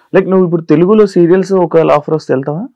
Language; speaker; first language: Telugu; native; Telugu